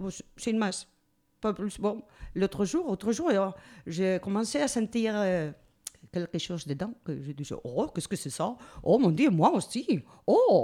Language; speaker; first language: French; non-native, fluent; Spanish